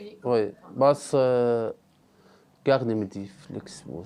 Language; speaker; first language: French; non-native, learner; Arabic